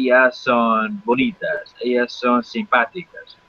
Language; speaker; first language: Spanish; non-native, fluent; English